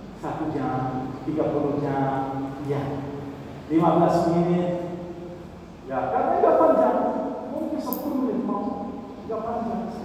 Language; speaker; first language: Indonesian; non-native, learner; Arabic